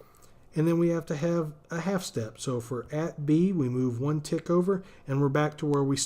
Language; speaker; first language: English; native; English